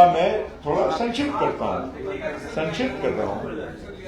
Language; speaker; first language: Hindi; non-native, local second language; Marathi